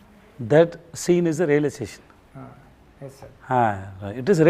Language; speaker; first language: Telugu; non-native, learner; Tamil